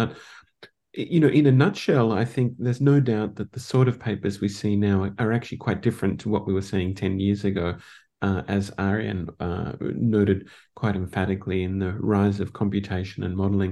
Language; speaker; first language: English; native; English